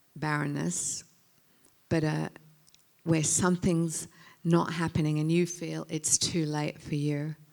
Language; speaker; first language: English; native; English